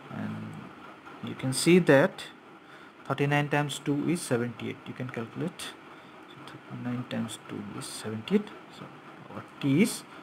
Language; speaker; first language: English; non-native, local second language; Bangla